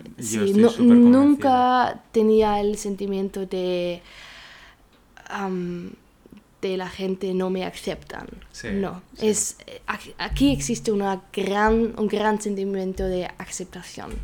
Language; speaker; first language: Spanish; non-native, learner; German